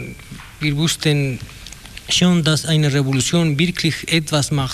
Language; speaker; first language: German; non-native, learner; Spanish